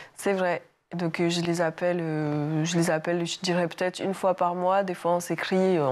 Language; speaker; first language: French; native; French